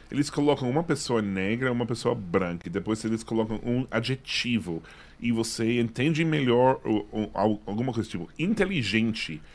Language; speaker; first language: Portuguese; non-native, fluent; English